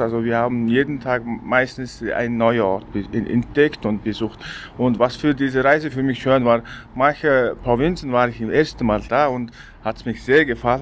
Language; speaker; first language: German; non-native, fluent; Mongolian